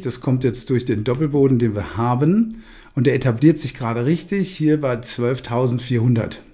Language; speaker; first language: German; native; German